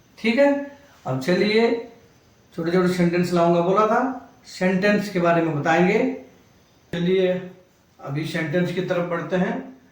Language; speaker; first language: Hindi; non-native, local second language; Kannada